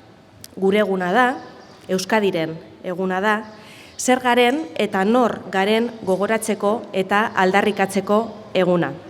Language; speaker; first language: Basque; native; Basque